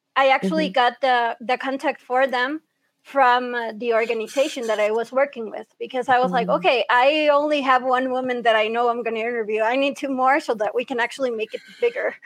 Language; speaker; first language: English; early bilingual, other home language; Spanish